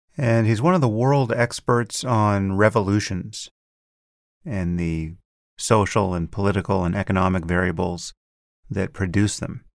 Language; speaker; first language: English; native; English